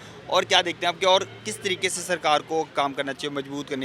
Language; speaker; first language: Hindi; native; Hindi